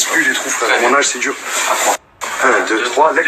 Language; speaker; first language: French; native; French